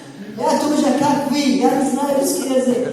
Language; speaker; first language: Russian; non-native, learner; Arabic